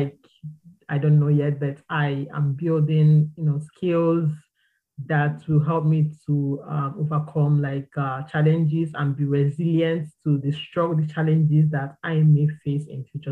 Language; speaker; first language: English; non-native, local second language; Igbo